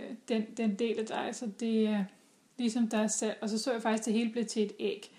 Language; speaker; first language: Danish; native; Danish